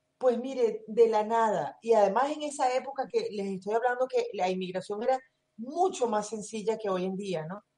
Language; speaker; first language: Spanish; native; Spanish